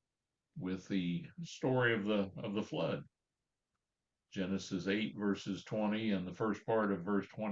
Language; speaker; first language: English; native; English